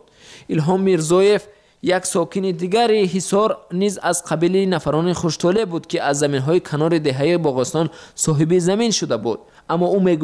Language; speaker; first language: Persian; native; Persian